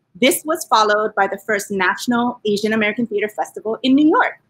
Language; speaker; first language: English; native; English